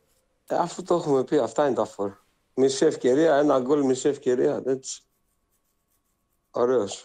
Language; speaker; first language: Greek; native; Greek